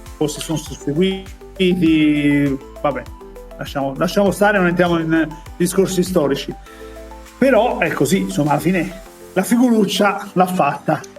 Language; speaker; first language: Italian; native; Italian